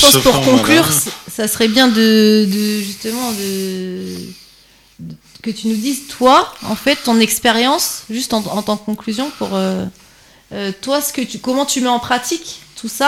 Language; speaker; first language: French; native; French